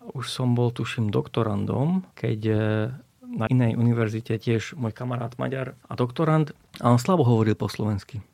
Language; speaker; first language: Slovak; non-native, local second language; Hungarian